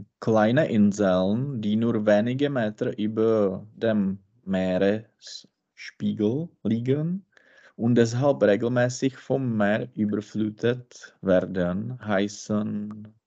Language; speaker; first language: German; non-native, learner; Czech